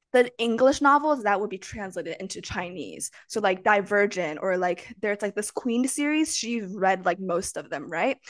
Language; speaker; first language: English; early bilingual, other home language; Chinese